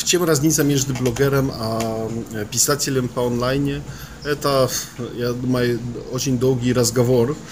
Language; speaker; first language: Russian; non-native, fluent; Polish